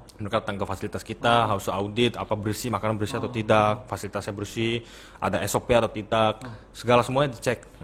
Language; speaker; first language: Indonesian; early bilingual, other home language; Korean